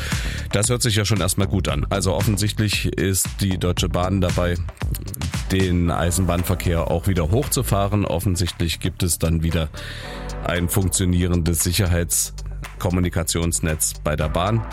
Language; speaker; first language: German; native; German